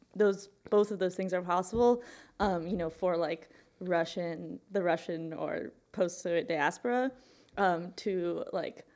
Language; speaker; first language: English; native; English